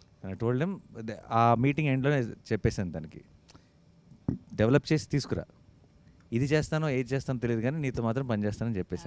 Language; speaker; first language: Telugu; native; Telugu